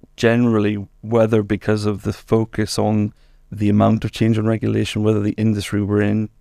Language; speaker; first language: English; native; English